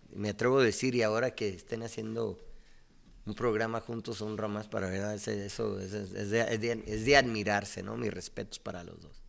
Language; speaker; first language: Spanish; native; Spanish